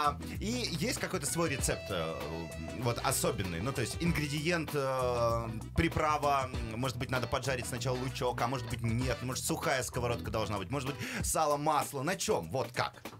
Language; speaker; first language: Russian; native; Russian